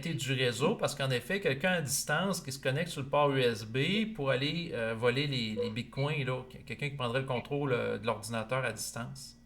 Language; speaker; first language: French; native; French